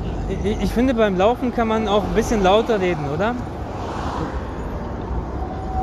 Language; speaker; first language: German; non-native, fluent; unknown